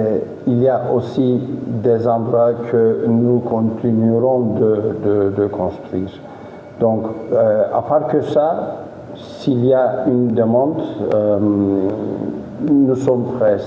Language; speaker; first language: French; non-native, fluent; Turkish